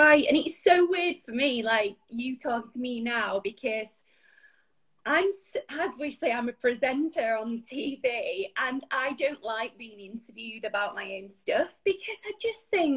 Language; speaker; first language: English; native; English